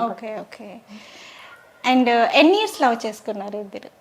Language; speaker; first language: Telugu; native; Telugu